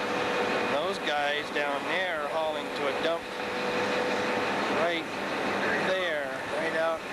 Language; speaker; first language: English; native; English